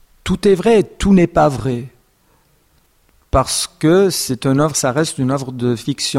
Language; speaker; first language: French; non-native, fluent; Armenian